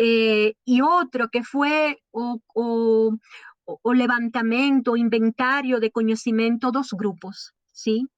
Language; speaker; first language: Portuguese; non-native, learner; Spanish